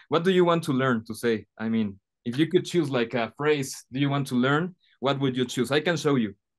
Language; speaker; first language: English; non-native, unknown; Spanish